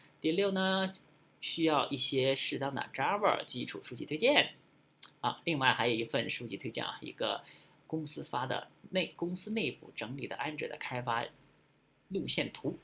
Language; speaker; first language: Chinese; native; Chinese